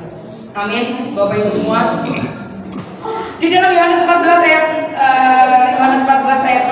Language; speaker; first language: Indonesian; native; Indonesian